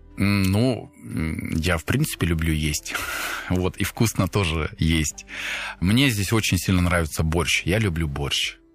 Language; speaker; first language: Russian; non-native, fluent; German